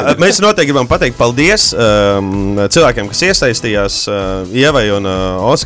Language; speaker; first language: Latvian; native; Latvian